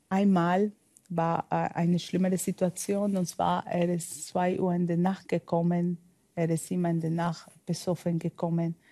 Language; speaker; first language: German; non-native, learner; Spanish